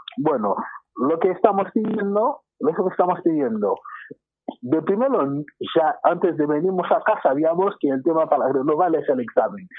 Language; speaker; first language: Spanish; non-native, fluent; Haitian Creole